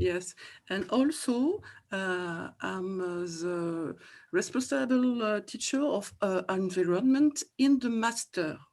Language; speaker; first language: English; non-native, fluent; French